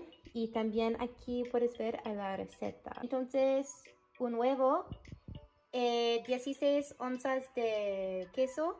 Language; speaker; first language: Spanish; non-native, fluent; English